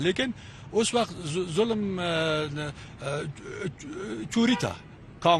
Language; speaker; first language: Hindi; non-native, learner; Persian